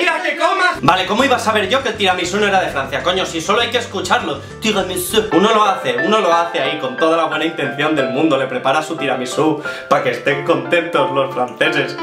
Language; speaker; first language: Spanish; native; Spanish